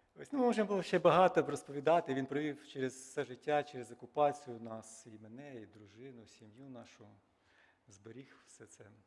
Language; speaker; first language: Ukrainian; native; Ukrainian